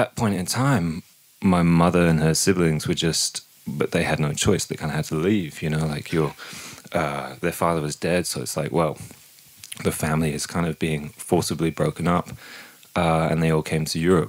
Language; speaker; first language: English; native; English